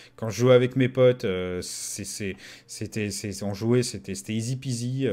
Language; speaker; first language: French; native; French